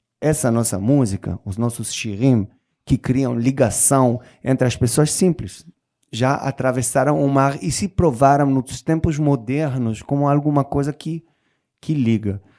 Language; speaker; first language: Portuguese; non-native, fluent; Hebrew